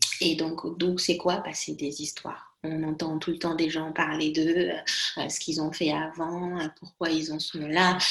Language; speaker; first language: French; non-native, local second language; Lingala